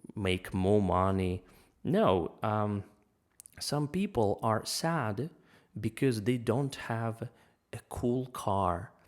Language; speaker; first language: English; non-native, fluent; Russian